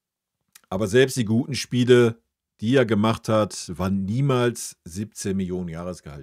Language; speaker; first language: German; native; German